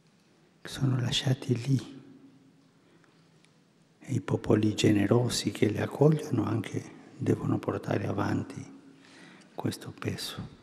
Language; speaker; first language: Italian; non-native, fluent; Spanish